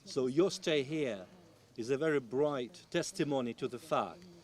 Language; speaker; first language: English; non-native, fluent; Ukrainian